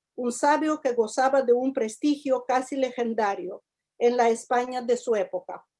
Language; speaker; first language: Spanish; non-native, fluent; Russian